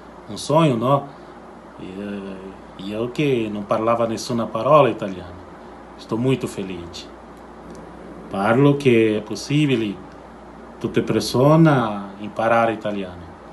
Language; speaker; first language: Italian; non-native, learner; Portuguese